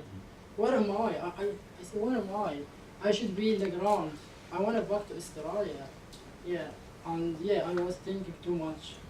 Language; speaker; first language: English; non-native, learner; Arabic